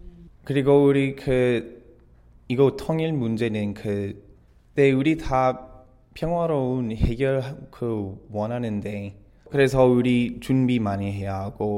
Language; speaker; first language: Korean; non-native, fluent; English